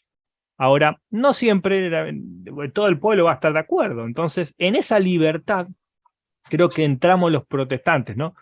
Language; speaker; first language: Spanish; native; Spanish